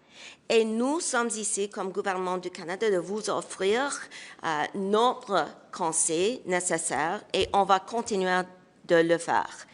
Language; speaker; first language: French; non-native, local second language; English